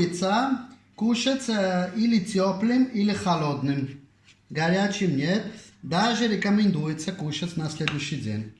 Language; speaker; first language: Russian; non-native, fluent; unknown